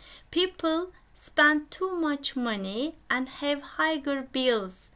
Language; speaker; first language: English; non-native, fluent; Turkish